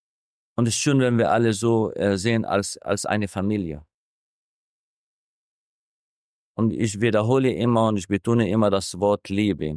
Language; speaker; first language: German; non-native, fluent; Arabic